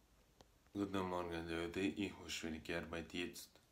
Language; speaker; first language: German; non-native, learner; Russian